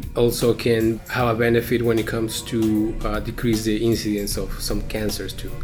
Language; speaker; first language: English; non-native, fluent; Spanish